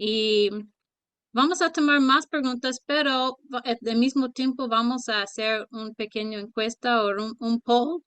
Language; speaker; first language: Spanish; early bilingual, heritage; Spanish